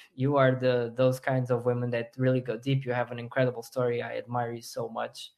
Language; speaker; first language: English; non-native, fluent; Portuguese